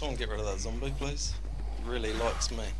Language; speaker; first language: English; native; English